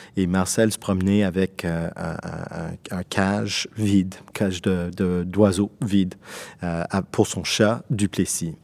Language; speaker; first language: French; non-native, local second language; English